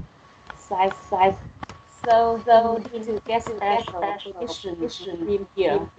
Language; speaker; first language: English; non-native, learner; Vietnamese